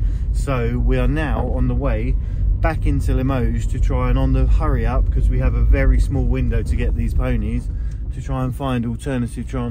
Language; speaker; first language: English; native; English